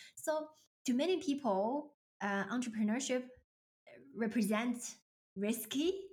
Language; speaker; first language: English; non-native, fluent; Chinese